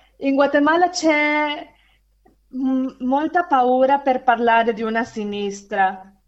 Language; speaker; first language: Italian; non-native, fluent; Spanish